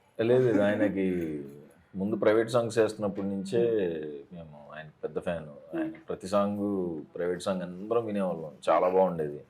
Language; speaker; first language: Telugu; native; Telugu